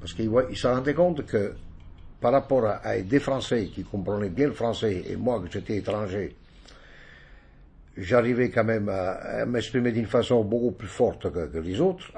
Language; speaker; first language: French; non-native, fluent; Italian